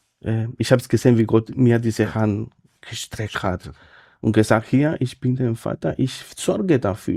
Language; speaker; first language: German; non-native, fluent; Spanish